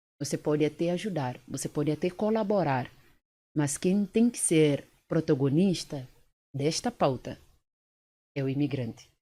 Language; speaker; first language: Portuguese; early bilingual, other home language; Upper Guinea Crioulo